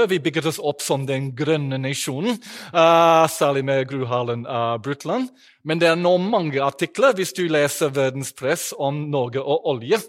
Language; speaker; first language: Norwegian; non-native, fluent; English